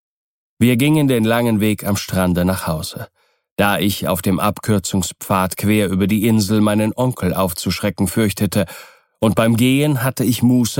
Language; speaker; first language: German; native; German